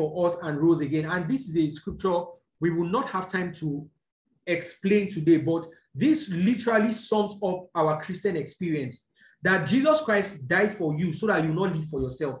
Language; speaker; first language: English; non-native, local second language; Yoruba